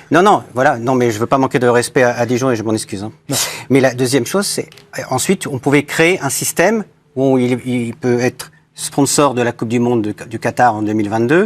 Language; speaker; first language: French; native; French